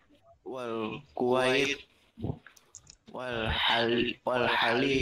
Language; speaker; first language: Arabic; non-native, learner; Indonesian